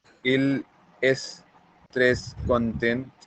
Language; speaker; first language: French; non-native, learner; Hindi